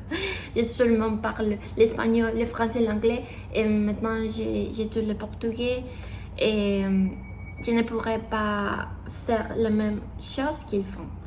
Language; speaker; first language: French; non-native, learner; Spanish